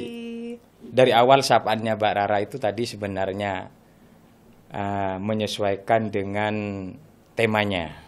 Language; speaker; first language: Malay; non-native, local second language; Madurese